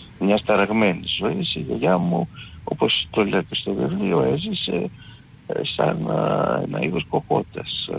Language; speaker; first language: Greek; native; Greek